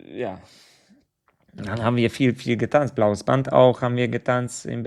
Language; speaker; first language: German; non-native, fluent; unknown